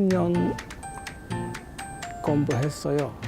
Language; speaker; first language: Korean; non-native, learner; Japanese